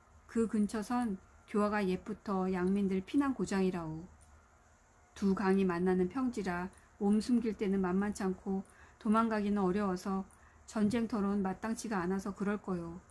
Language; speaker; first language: Korean; native; Korean